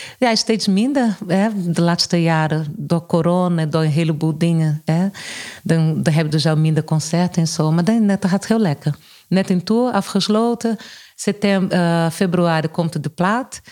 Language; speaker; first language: Dutch; non-native, fluent; Portuguese